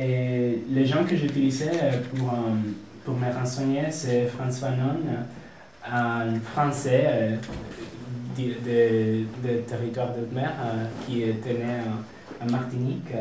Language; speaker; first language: French; non-native, fluent; Spanish